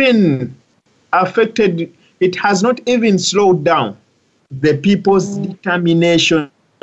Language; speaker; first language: English; non-native, local second language; Ganda